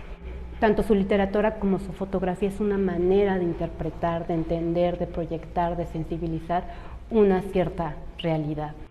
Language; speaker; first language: Spanish; native; Spanish